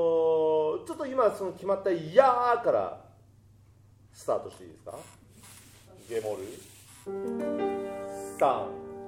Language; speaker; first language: Japanese; native; Japanese